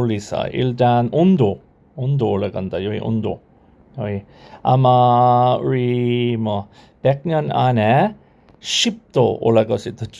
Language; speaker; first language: Korean; non-native, learner; English